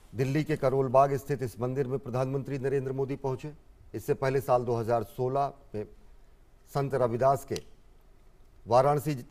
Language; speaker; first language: Hindi; native; Hindi